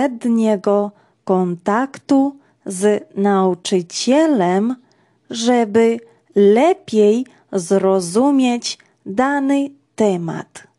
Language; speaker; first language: Polish; non-native, fluent; Georgian